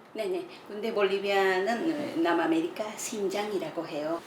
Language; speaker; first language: Korean; non-native, learner; Spanish